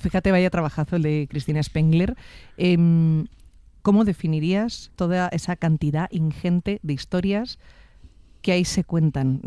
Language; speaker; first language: Spanish; native; Spanish